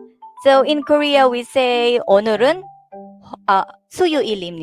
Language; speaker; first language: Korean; non-native, fluent; Filipino